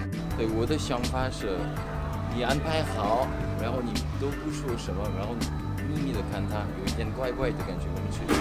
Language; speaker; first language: Chinese; non-native, fluent; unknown